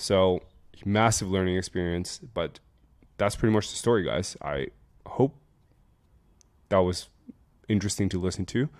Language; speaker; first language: English; native; English